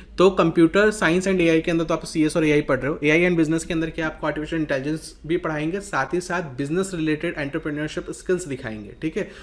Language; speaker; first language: Hindi; native; Hindi